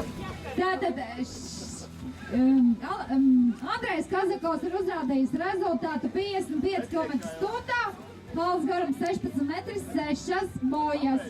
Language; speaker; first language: Latvian; native; Latvian